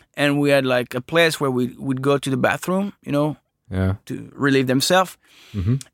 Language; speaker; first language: English; non-native, fluent; French